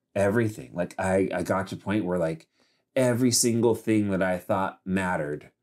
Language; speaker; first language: English; native; English